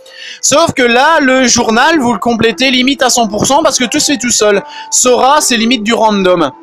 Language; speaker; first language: French; native; French